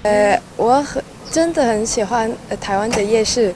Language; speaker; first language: Chinese; early bilingual, heritage; Chinese